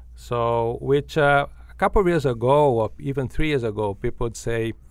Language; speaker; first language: English; non-native, fluent; Portuguese